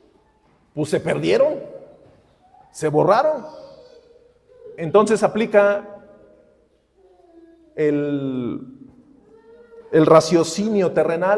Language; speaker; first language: Spanish; native; Spanish